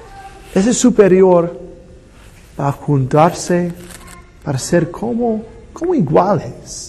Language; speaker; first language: Spanish; non-native, fluent; English